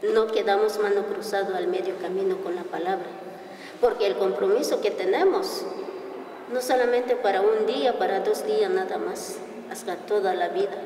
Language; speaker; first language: Spanish; non-native, local second language; Tzeltal